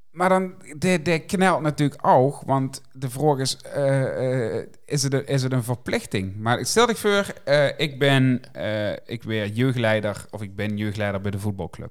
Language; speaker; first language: Dutch; native; Dutch